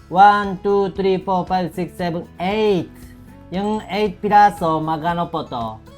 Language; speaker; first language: Filipino; non-native, learner; Japanese